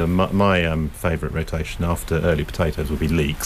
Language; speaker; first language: English; native; English